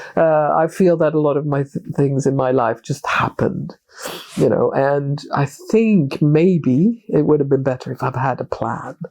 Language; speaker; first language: English; non-native, fluent; Swedish